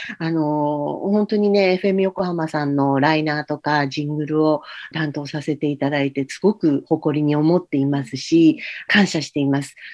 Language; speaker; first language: Japanese; non-native, fluent; English